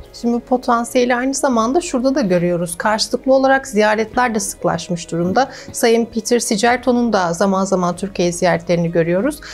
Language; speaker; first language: Turkish; native; Turkish